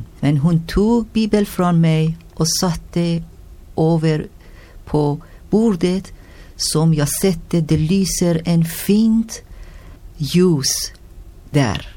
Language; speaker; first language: Swedish; non-native, learner; Persian